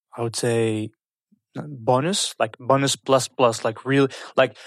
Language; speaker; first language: English; non-native, fluent; French